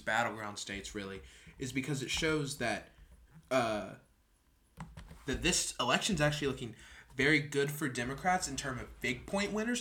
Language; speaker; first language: English; native; English